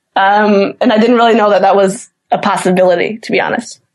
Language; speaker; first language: English; native; English